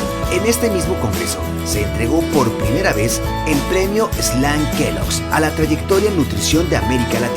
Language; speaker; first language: Spanish; native; Spanish